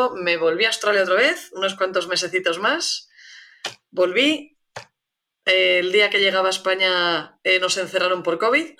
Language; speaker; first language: Spanish; native; Spanish